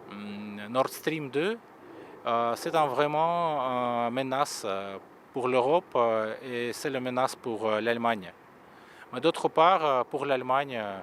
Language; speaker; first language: French; non-native, fluent; Russian